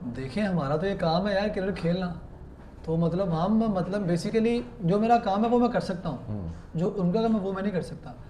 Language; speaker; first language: Urdu; non-native, local second language; Punjabi